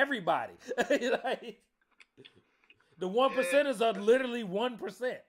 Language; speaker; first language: English; native; English